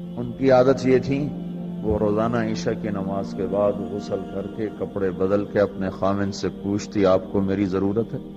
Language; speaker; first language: Urdu; non-native, local second language; Punjabi